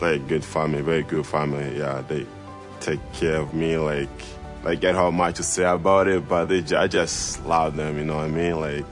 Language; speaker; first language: English; non-native, local second language; Swahili